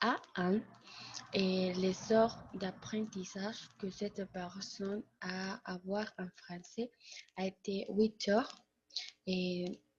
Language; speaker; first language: French; non-native, learner; Spanish